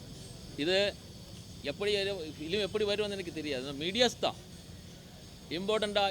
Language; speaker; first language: Tamil; non-native, learner; Malayalam